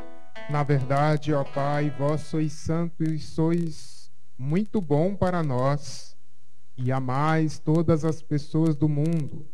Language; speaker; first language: Portuguese; native; Portuguese